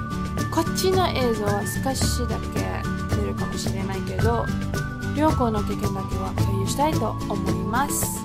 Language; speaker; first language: Japanese; non-native, learner; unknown